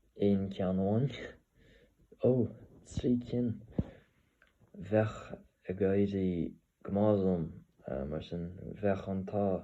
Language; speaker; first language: Irish; non-native, learner; English